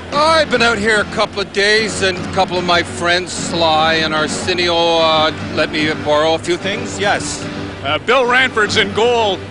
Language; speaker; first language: English; native; English